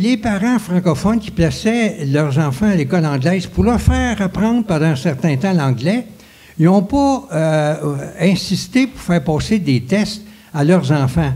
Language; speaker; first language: French; native; French